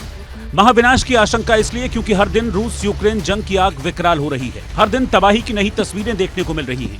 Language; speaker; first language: Hindi; native; Hindi